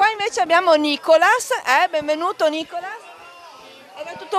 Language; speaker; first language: Italian; native; Italian